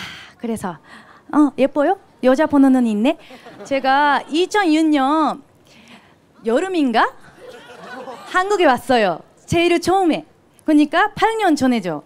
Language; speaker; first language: Korean; non-native, fluent; Japanese